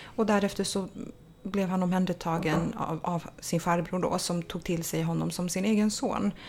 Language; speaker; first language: Swedish; native; Swedish